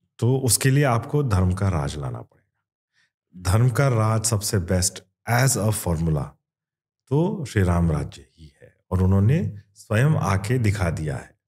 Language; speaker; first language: Hindi; non-native, local second language; Kannada